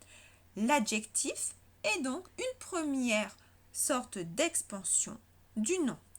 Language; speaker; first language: French; native; French